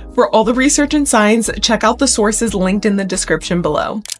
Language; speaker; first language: English; native; English